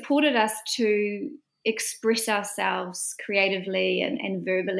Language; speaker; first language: English; native; English